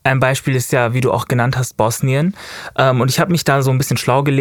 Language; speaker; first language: German; native; German